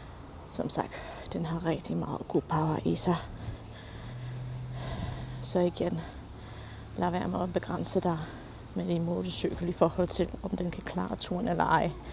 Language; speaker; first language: Danish; non-native, fluent; Polish